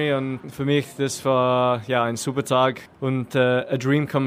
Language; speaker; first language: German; non-native, learner; English